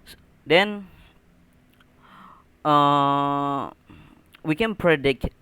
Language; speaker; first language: English; non-native, learner; Indonesian